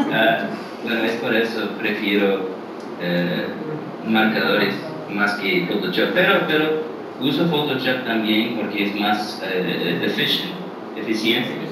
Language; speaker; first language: Spanish; early bilingual, heritage; English